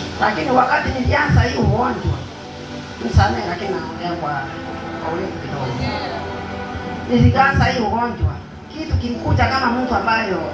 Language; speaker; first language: Swahili; non-native, local second language; Gusii